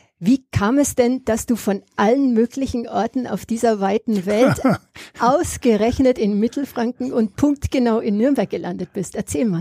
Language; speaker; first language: German; native; German